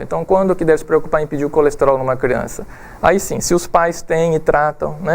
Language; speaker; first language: Portuguese; native; Portuguese